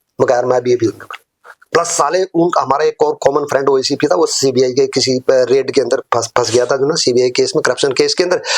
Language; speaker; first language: Hindi; native; Hindi